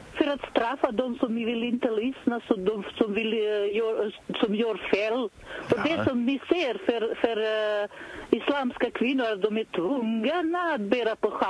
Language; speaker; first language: Swedish; non-native, fluent; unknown